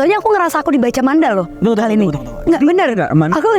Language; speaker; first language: Indonesian; native; Indonesian